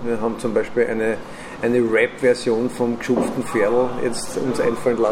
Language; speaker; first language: German; native; German